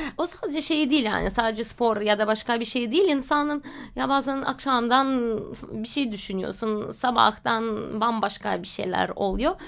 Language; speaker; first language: Turkish; non-native, fluent; Russian